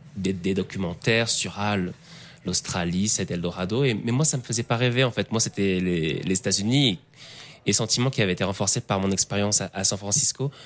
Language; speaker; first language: French; native; French